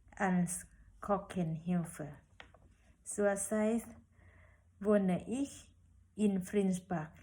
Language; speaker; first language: German; non-native, learner; Thai